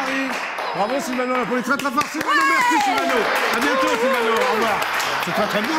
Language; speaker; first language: French; native; French